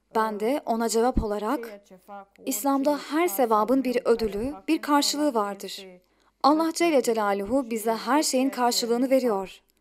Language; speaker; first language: Turkish; non-native, fluent; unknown